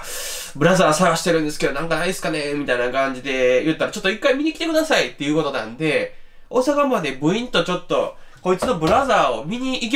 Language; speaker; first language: Japanese; native; Japanese